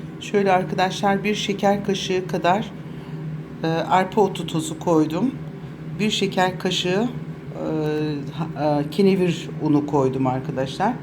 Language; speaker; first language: Turkish; native; Turkish